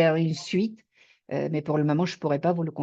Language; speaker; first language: French; native; French